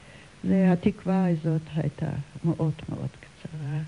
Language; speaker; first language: Hebrew; non-native, fluent; German